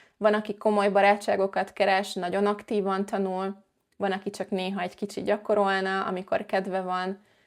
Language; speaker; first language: Hungarian; native; Hungarian